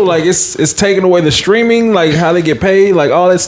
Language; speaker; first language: English; native; English